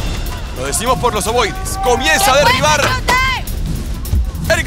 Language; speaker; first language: Spanish; native; Spanish